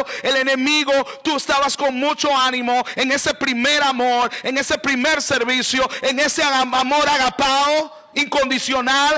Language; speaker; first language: Spanish; native; Spanish